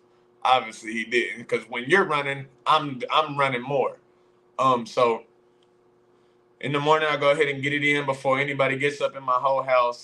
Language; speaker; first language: English; native; English